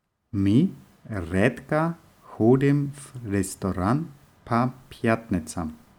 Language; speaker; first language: Russian; non-native, learner; German